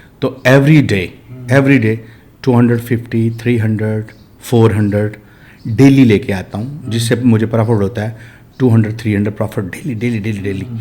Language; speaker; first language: Urdu; non-native, local second language; Punjabi